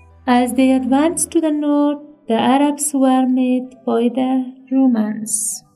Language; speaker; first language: English; non-native, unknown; Persian